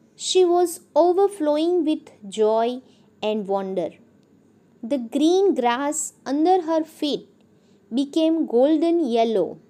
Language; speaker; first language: English; non-native, local second language; Gujarati